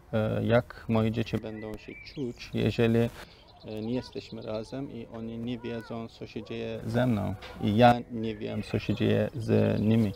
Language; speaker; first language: Polish; non-native, learner; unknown